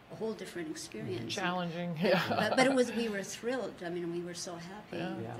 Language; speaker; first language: English; early bilingual, other home language; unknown